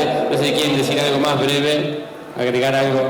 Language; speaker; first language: Spanish; native; Spanish